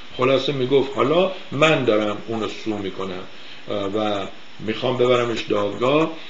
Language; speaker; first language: Persian; native; Persian